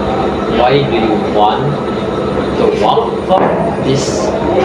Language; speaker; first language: English; non-native, learner; Indonesian